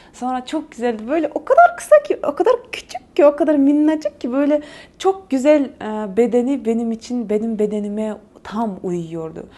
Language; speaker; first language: Turkish; non-native, fluent; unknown